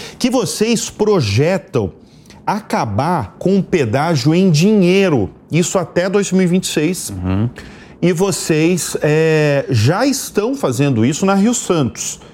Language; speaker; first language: Portuguese; native; Portuguese